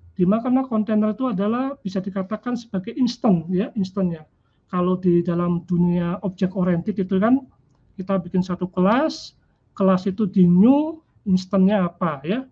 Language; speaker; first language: Indonesian; native; Indonesian